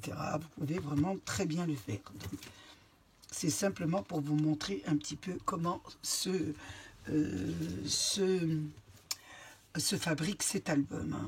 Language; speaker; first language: French; native; French